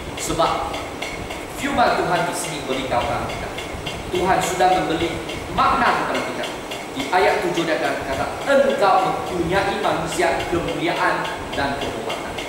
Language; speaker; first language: Malay; non-native, local second language; Chinese